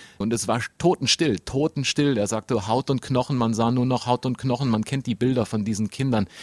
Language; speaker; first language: German; native; German